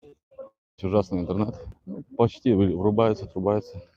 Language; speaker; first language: Russian; native; Russian